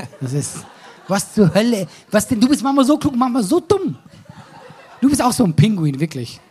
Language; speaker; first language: German; native; German